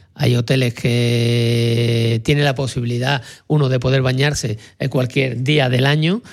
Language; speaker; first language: Spanish; native; Spanish